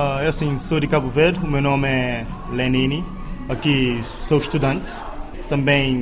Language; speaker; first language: Portuguese; non-native, local second language; Kabuverdianu